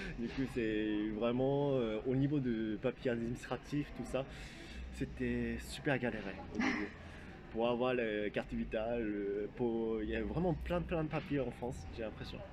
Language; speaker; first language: French; non-native, fluent; Japanese